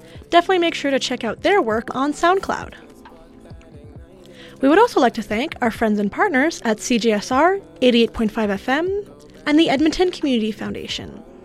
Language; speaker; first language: English; native; English